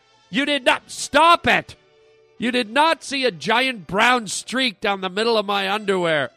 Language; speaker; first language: English; native; English